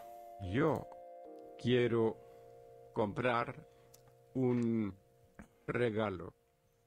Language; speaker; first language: Spanish; non-native, learner; English